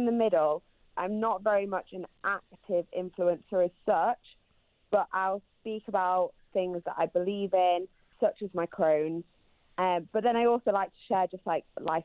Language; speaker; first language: English; native; English